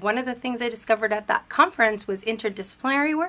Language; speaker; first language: English; early bilingual, other home language; Spanish